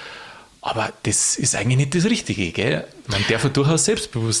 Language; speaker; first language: German; native; German